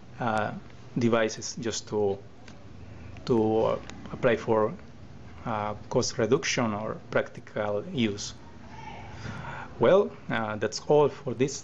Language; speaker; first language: English; non-native, learner; Spanish